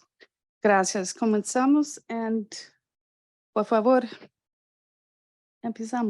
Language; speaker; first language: Spanish; non-native, fluent; English